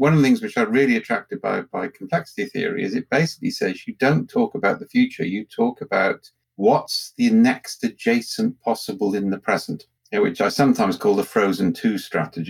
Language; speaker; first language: English; native; English